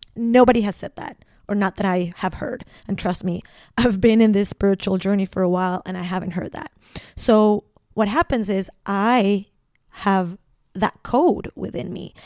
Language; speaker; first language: English; non-native, fluent; Spanish